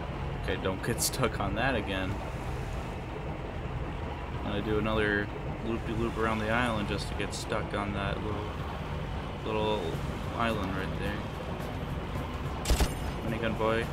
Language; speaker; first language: English; native; English